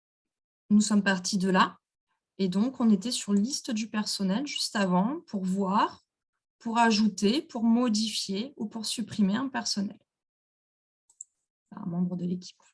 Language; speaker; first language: French; native; French